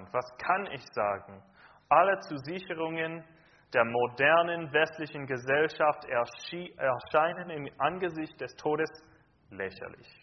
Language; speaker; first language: German; non-native, fluent; English